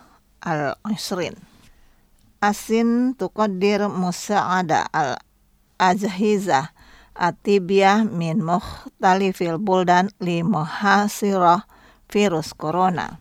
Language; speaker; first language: Arabic; non-native, fluent; Indonesian